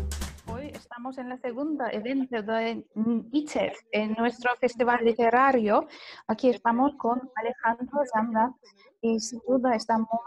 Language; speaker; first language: Spanish; non-native, fluent; Turkish